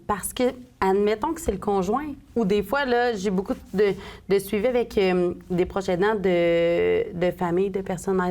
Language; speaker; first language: French; native; French